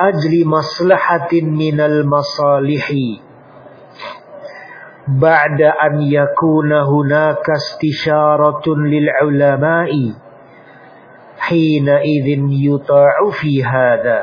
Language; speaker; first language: Arabic; non-native, fluent; Indonesian